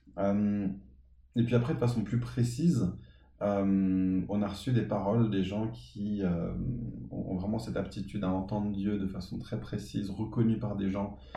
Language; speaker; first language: French; early bilingual, other home language; English